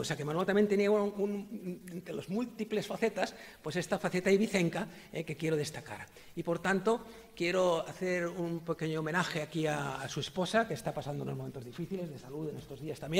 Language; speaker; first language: Spanish; native; Spanish